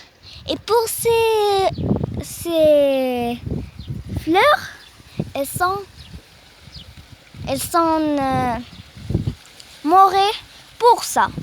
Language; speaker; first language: French; non-native, learner; Arabic